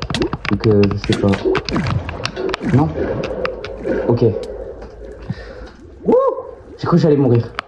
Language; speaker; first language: French; native; French